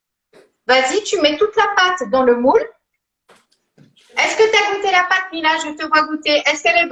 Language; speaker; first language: French; native; French